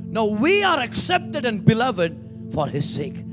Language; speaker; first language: English; non-native, local second language; Tamil